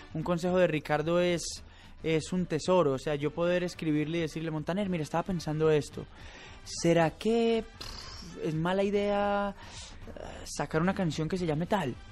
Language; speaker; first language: Spanish; native; Spanish